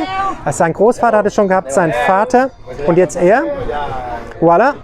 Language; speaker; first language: German; native; German